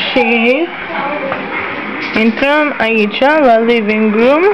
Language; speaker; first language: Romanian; early bilingual, heritage; Romanian